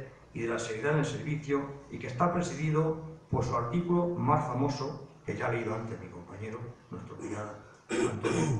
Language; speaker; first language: Spanish; native; Spanish